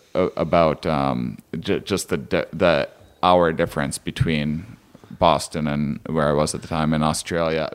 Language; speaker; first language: English; native; English